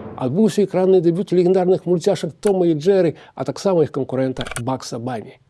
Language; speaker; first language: Belarusian; native; Belarusian